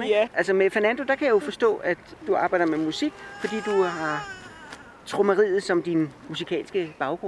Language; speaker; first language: Danish; native; Danish